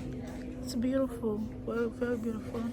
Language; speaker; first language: English; non-native, learner; Haitian Creole